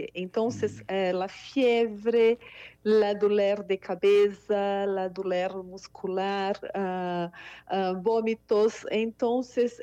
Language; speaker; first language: Spanish; non-native, fluent; Portuguese